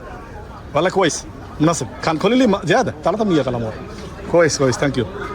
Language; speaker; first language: Arabic; non-native, learner; Bangla